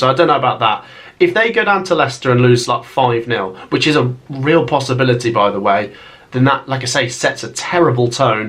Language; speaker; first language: English; native; English